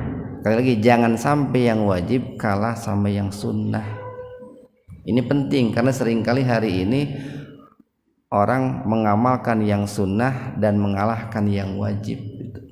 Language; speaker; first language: Indonesian; native; Indonesian